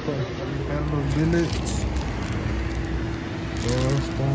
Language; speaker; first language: Spanish; non-native, local second language; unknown